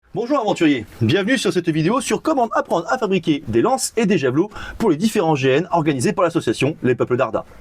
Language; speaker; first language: French; native; French